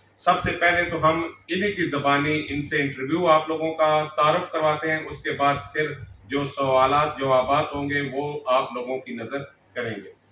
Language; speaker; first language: Urdu; non-native, local second language; Punjabi